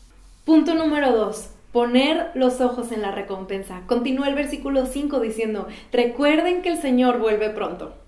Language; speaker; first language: Spanish; native; Spanish